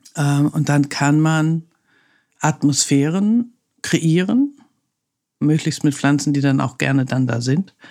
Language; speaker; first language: German; native; German